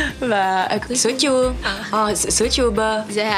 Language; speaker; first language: Vietnamese; early bilingual, heritage; French